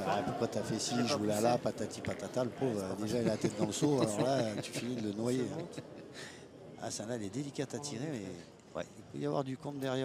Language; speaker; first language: French; native; French